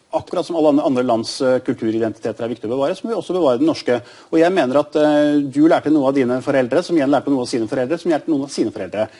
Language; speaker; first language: Norwegian; native; Norwegian